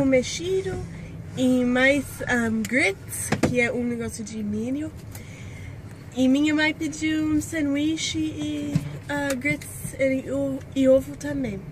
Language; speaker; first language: Portuguese; non-native, fluent; English